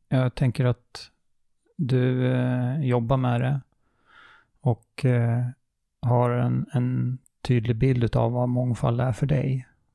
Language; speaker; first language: Swedish; native; Swedish